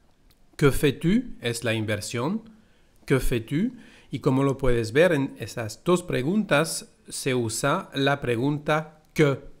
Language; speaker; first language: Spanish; non-native, fluent; French